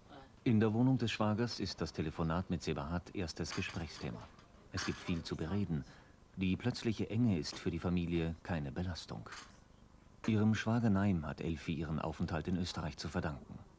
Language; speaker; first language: German; native; German